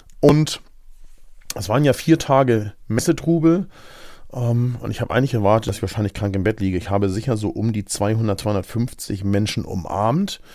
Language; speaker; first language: German; native; German